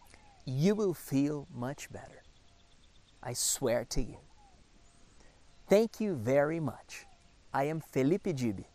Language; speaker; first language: English; non-native, fluent; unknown